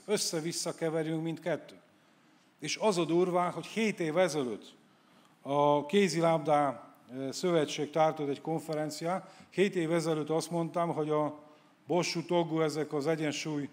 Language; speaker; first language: Hungarian; non-native, fluent; Polish